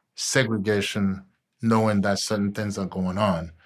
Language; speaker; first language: English; non-native, local second language; Igbo